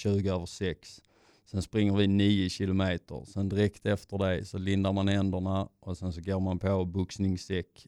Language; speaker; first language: Swedish; native; Swedish